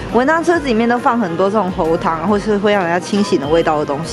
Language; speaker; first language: Chinese; native; Chinese